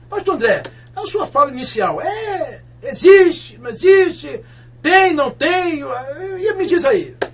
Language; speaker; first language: Portuguese; native; Portuguese